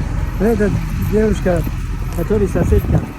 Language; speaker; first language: Russian; non-native, learner; Tajik